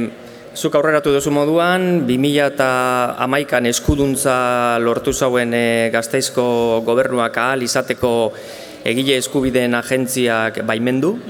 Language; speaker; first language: Basque; native; Basque